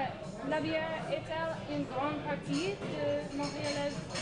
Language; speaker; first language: French; non-native, learner; English